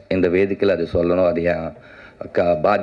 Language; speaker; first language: Tamil; non-native, learner; Telugu